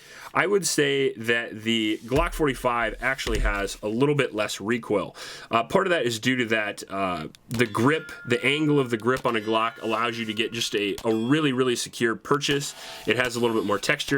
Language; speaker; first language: English; native; English